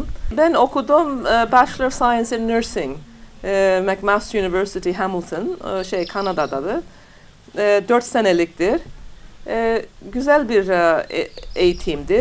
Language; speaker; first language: Turkish; non-native, fluent; English